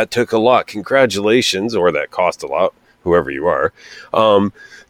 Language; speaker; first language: English; native; English